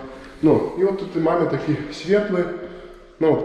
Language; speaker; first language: Polish; non-native, learner; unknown